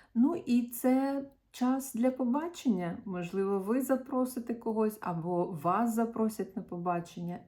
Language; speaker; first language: Ukrainian; non-native, local second language; Russian